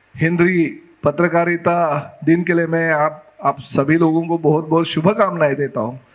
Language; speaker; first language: Hindi; non-native, local second language; Marathi